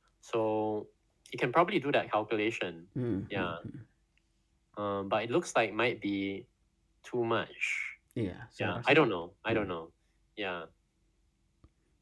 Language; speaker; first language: English; non-native, local second language; Indonesian